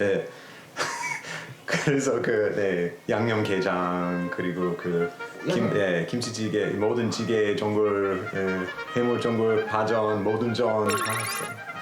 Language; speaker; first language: Korean; non-native, learner; English